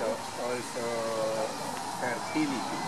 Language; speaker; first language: English; non-native, learner; Spanish